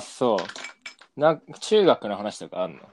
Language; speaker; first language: Japanese; native; Japanese